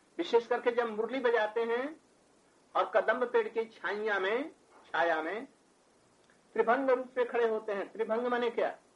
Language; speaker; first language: Hindi; native; Hindi